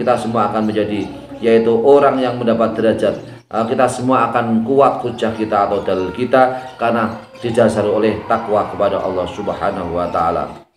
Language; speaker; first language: Indonesian; native; Indonesian